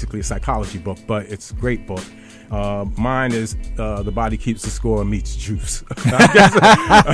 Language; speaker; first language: English; native; English